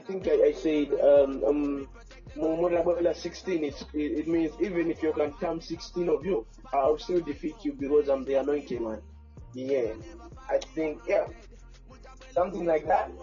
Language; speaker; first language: English; non-native, local second language; Nyanja